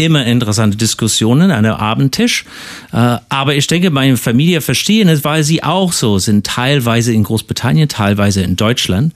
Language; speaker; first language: German; non-native, fluent; English